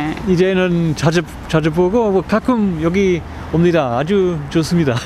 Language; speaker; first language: Korean; non-native, fluent; English